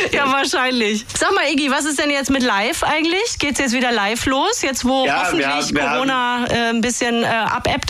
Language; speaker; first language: German; native; German